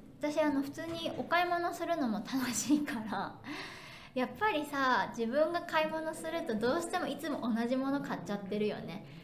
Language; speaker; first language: Japanese; native; Japanese